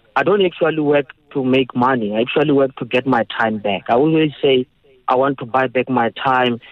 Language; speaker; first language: English; non-native, local second language; Northern Sotho